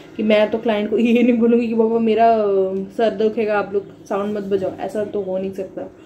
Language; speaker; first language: Hindi; non-native, local second language; Bangla